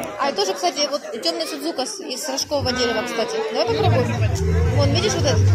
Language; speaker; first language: Russian; native; Russian